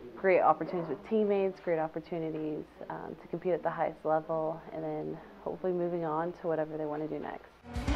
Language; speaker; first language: English; native; English